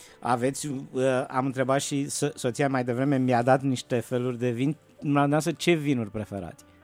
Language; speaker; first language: Romanian; native; Romanian